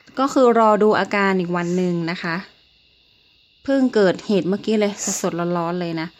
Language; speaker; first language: Thai; native; Thai